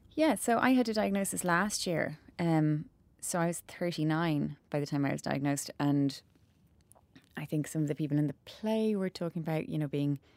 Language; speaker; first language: English; native; English